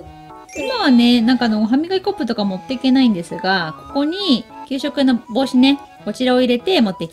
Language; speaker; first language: Japanese; native; Japanese